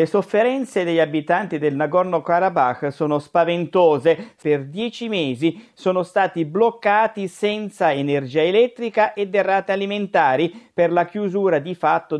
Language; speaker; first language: Italian; native; Italian